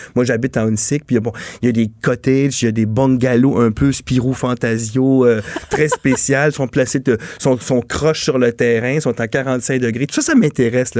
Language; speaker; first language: French; native; French